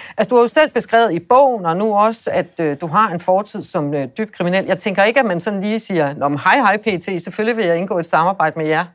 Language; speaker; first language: Danish; native; Danish